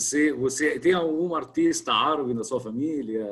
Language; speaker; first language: Portuguese; non-native, fluent; Arabic